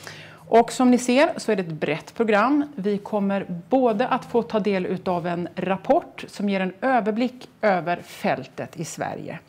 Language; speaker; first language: Swedish; native; Swedish